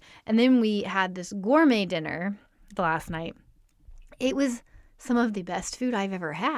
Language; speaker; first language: English; native; English